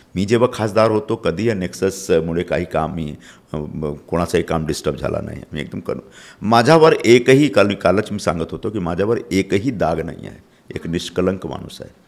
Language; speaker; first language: Marathi; non-native, local second language; Hindi